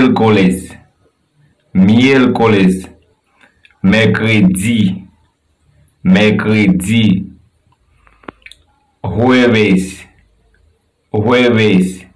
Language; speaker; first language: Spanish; non-native, fluent; Haitian Creole